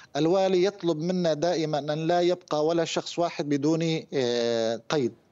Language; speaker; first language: Arabic; non-native, fluent; Turkish